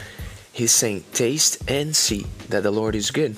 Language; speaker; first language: English; non-native, fluent; Portuguese